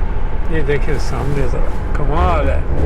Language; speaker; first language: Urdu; non-native, local second language; Punjabi